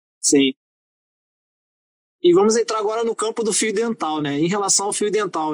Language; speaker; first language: Portuguese; native; Portuguese